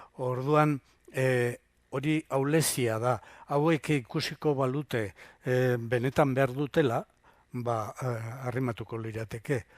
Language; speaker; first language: Basque; non-native, local second language; Spanish